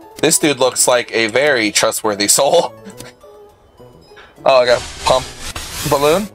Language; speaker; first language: English; native; English